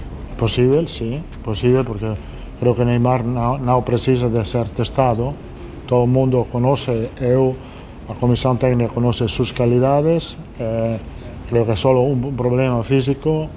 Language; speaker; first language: Portuguese; non-native, learner; Italian